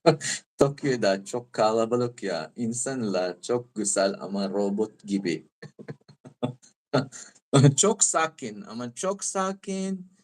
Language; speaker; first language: Turkish; non-native, learner; Filipino